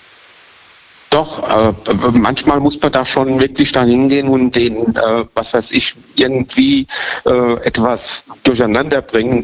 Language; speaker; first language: German; native; German